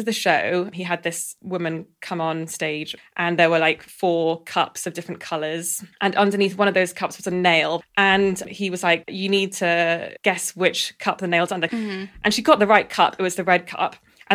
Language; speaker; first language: English; native; English